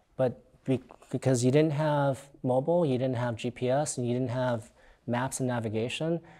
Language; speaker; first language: English; native; English